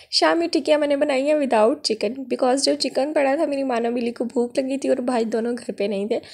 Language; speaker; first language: Urdu; non-native, local second language; Punjabi